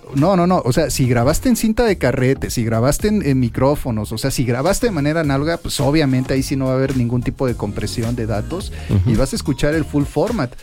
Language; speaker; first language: Spanish; native; Spanish